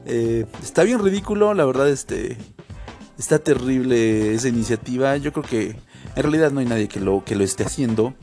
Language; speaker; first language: Spanish; native; Spanish